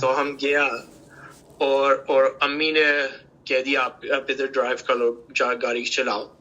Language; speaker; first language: Hindi; early bilingual, heritage; Hindi